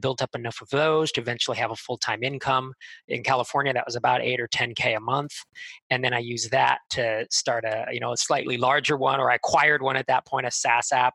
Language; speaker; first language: English; native; English